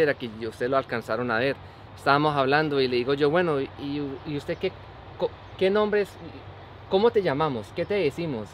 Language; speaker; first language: Spanish; native; Spanish